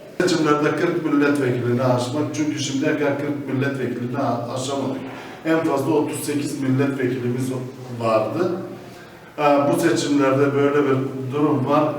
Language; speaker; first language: Turkish; native; Turkish